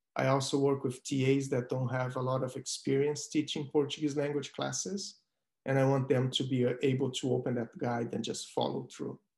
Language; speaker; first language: English; non-native, fluent; Portuguese